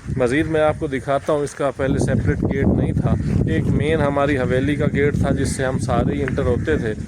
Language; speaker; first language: Urdu; non-native, local second language; Punjabi